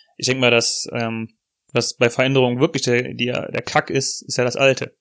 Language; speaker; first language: German; native; German